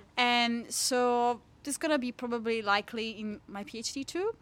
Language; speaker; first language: English; non-native, fluent; Italian